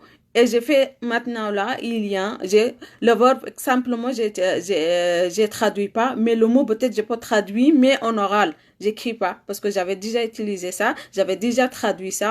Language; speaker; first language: French; non-native, learner; Arabic